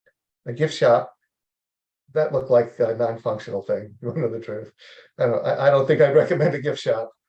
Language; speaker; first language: English; native; English